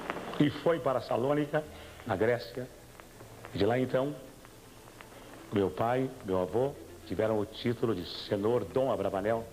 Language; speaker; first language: Portuguese; native; Portuguese